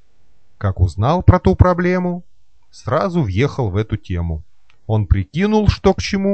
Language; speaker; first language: Russian; native; Russian